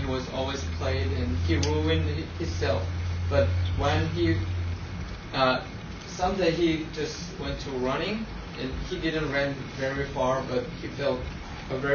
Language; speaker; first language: English; non-native, learner; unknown